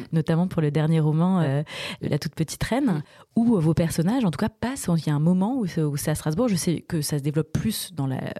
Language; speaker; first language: French; native; French